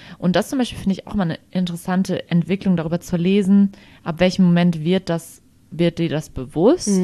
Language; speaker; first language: German; native; German